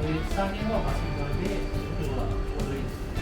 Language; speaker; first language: Japanese; non-native, fluent; Filipino